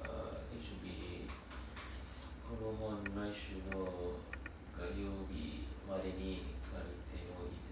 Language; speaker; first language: Japanese; non-native, learner; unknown